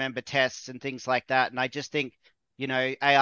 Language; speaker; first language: English; native; English